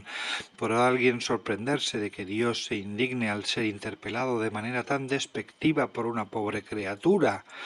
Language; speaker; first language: Spanish; native; Spanish